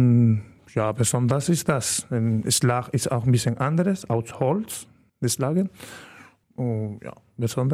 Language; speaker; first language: German; non-native, learner; Spanish